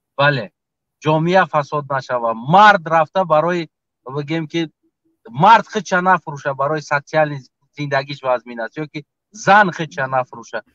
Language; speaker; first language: Tajik; native; Tajik